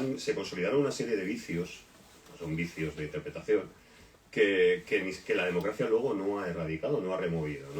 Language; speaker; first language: Spanish; native; Spanish